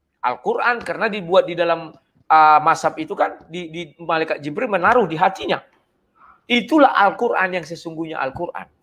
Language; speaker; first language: Indonesian; native; Indonesian